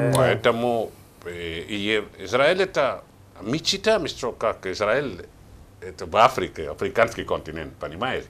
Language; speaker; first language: Russian; non-native, learner; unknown